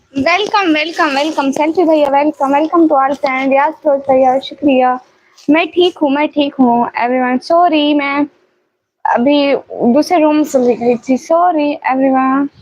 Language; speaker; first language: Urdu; non-native, local second language; Punjabi